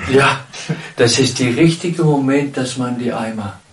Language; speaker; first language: German; non-native, fluent; Danish